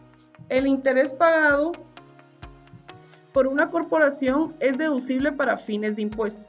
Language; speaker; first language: Spanish; native; Spanish